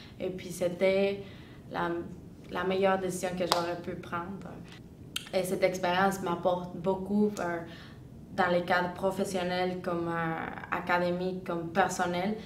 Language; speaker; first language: French; non-native, fluent; Spanish